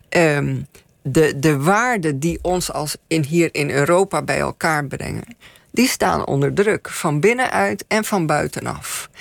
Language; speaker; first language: Dutch; native; Dutch